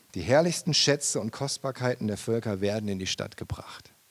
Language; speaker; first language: German; native; German